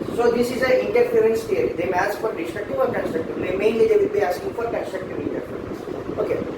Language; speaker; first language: English; non-native, local second language; Kannada